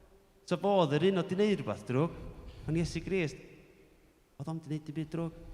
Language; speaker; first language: Welsh; native; Welsh